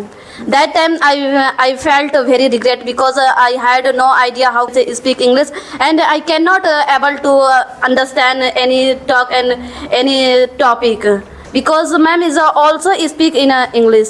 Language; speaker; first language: English; non-native, learner; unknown